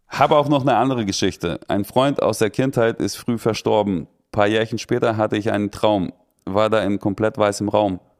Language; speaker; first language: German; early bilingual, other home language; Russian